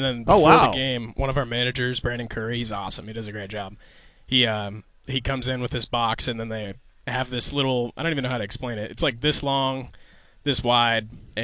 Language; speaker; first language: English; native; English